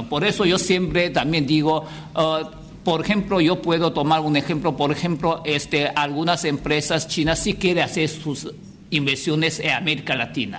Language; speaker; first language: Spanish; non-native, fluent; Chinese